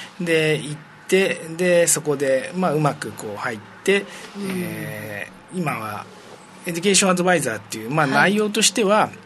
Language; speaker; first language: Japanese; native; Japanese